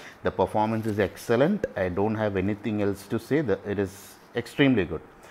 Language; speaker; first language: English; non-native, local second language; Malayalam